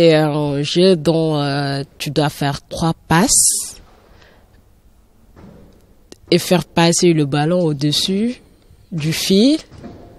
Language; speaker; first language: French; non-native, local second language; Wolof